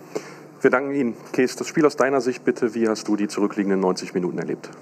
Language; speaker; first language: German; native; German